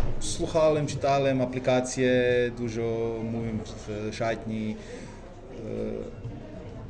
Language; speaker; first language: Polish; non-native, learner; Croatian